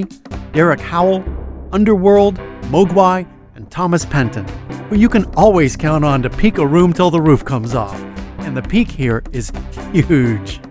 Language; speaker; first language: English; native; English